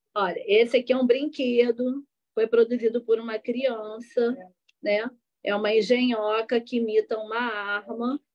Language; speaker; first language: Portuguese; native; Portuguese